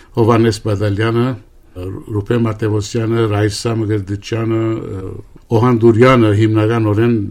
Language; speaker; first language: Armenian; early bilingual, heritage; Armenian